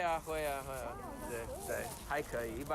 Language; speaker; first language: Chinese; non-native, fluent; English